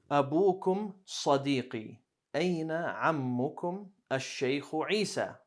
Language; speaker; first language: Arabic; non-native, fluent; English